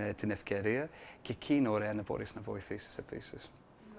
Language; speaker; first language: Greek; non-native, fluent; English